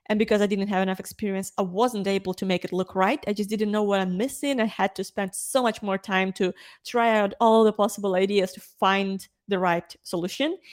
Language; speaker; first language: English; non-native, fluent; Ukrainian